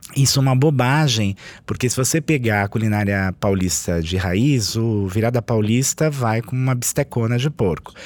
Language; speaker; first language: Portuguese; native; Portuguese